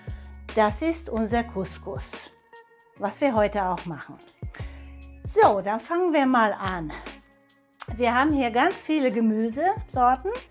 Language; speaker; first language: German; non-native, fluent; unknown